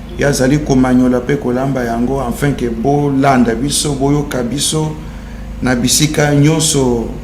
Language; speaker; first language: Lingala; native; Lingala